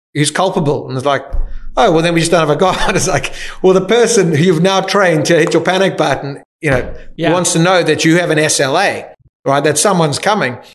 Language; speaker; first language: English; native; English